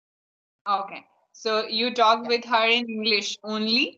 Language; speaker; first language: English; non-native, local second language; Hindi